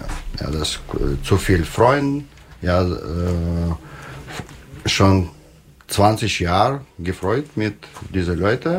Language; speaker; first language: German; non-native, learner; Russian